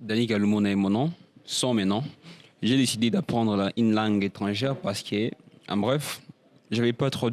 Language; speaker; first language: French; non-native, fluent; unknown